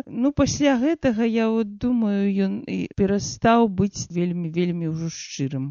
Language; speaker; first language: Belarusian; native; Belarusian